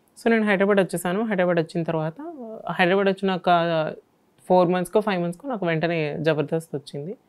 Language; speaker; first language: Telugu; native; Telugu